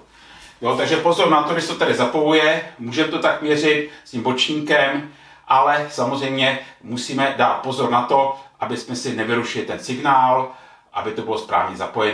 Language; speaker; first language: Czech; native; Czech